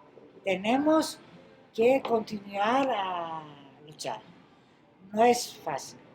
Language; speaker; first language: Spanish; non-native, fluent; Greek